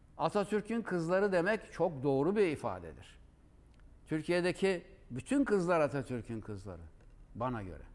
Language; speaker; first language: Turkish; native; Turkish